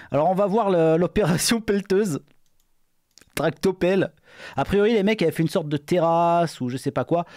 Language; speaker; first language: French; native; French